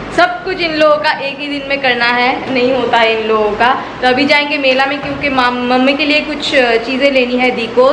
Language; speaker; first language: Hindi; non-native, local second language; Bangla